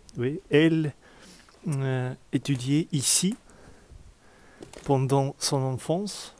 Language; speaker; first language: French; non-native, learner; Russian